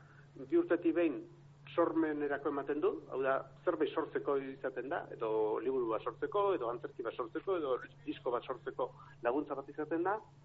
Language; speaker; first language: Basque; native; Basque